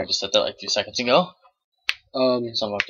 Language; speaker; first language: English; native; English